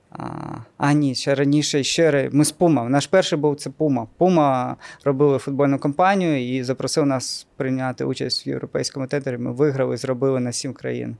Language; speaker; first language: Ukrainian; non-native, local second language; Russian